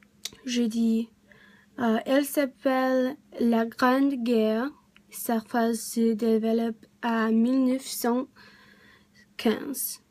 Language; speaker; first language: French; non-native, learner; English